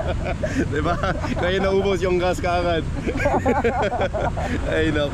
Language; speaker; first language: Filipino; non-native, learner; English